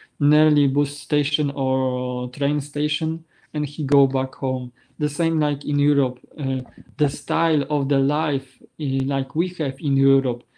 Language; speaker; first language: English; non-native, learner; Polish